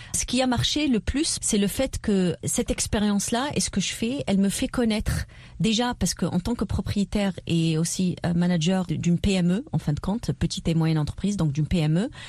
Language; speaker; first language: French; non-native, local second language; Arabic